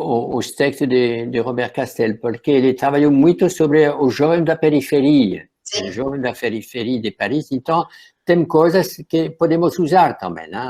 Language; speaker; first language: Portuguese; non-native, fluent; French